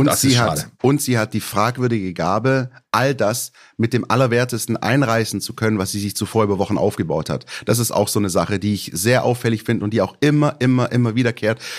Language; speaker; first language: German; native; German